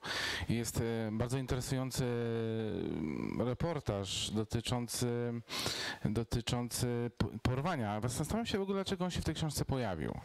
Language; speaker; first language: Polish; native; Polish